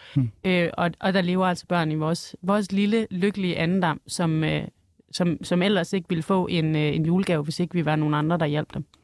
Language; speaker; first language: Danish; native; Danish